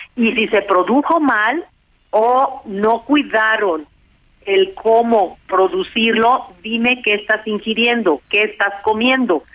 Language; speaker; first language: Spanish; native; Spanish